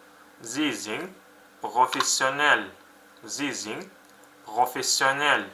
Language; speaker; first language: German; non-native, fluent; Uzbek